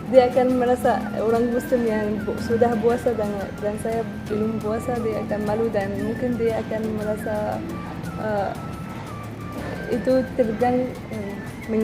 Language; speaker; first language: Indonesian; non-native, fluent; Arabic